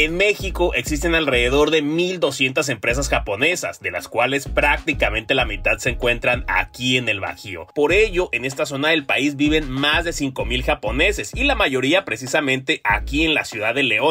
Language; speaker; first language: Spanish; native; Spanish